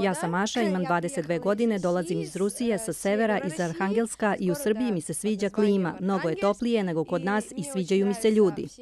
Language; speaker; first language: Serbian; non-native, learner; Russian